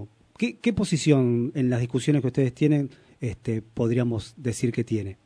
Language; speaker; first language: Spanish; native; Spanish